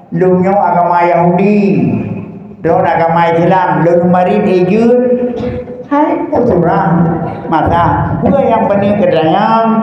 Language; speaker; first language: Malay; non-native, local second language; Achinese